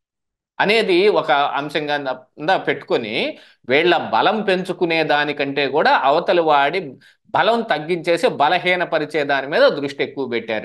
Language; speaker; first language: Telugu; native; Telugu